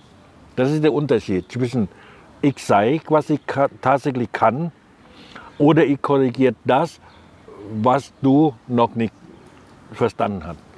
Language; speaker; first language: German; non-native, learner; Thai